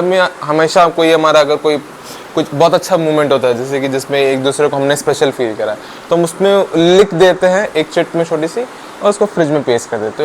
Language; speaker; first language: Hindi; native; Hindi